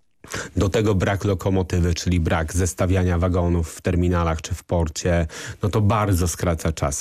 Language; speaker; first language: Polish; native; Polish